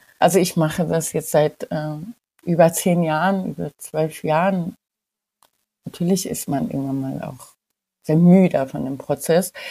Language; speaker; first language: German; non-native, fluent; Persian